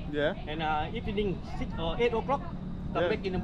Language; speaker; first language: English; non-native, learner; Thai